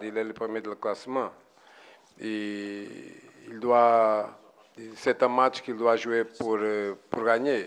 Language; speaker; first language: French; non-native, learner; Portuguese